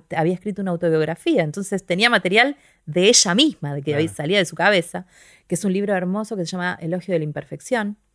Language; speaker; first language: Spanish; native; Spanish